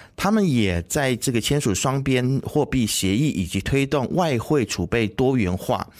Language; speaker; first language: Chinese; native; Chinese